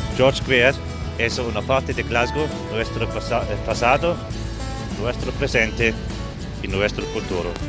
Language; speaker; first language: Spanish; non-native, learner; English